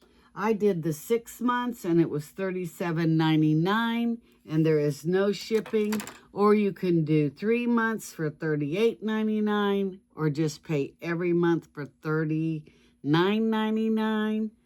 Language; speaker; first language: English; native; English